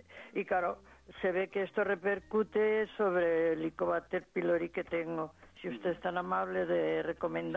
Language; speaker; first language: Spanish; native; Spanish